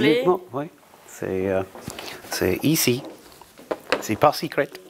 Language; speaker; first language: French; non-native, learner; English